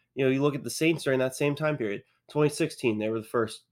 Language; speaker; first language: English; native; English